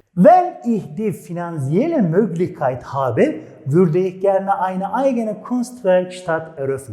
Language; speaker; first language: German; non-native, fluent; Turkish